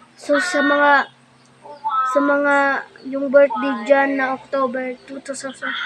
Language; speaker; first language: Filipino; non-native, local second language; Waray